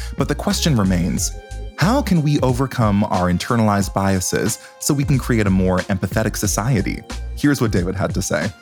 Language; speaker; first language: English; native; English